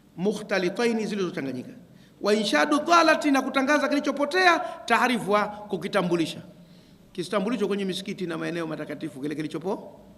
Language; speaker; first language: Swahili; native; Swahili